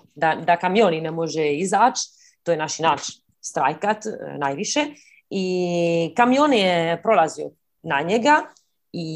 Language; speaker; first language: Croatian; early bilingual, heritage; Croatian